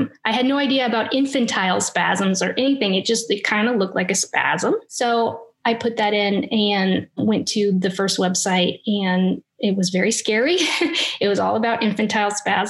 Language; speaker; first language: English; native; English